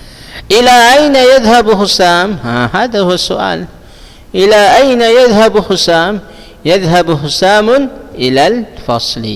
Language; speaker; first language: Arabic; non-native, fluent; Indonesian